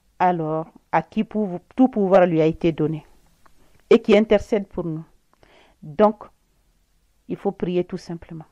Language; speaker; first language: French; non-native, local second language; Bambara